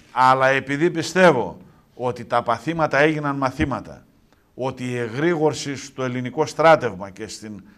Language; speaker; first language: Greek; native; Greek